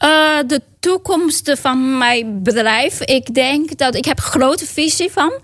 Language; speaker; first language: Dutch; non-native, learner; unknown